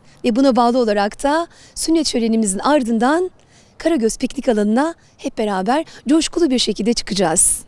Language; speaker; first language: Turkish; native; Turkish